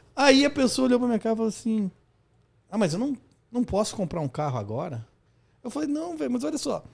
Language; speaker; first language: Portuguese; native; Portuguese